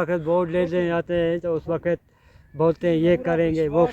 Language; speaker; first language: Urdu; non-native, local second language; Kashmiri